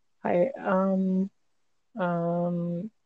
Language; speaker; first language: Japanese; non-native, learner; English